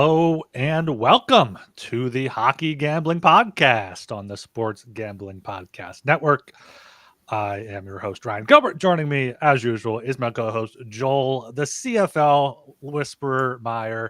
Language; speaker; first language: English; native; English